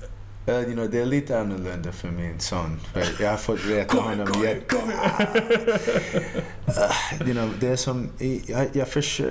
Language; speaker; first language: Swedish; early bilingual, heritage; Swedish